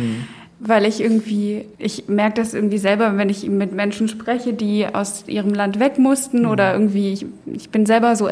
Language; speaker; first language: German; native; German